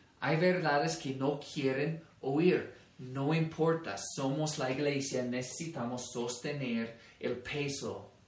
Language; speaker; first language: Spanish; non-native, fluent; English